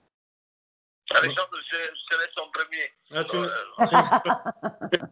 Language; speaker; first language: French; non-native, local second language; Dutch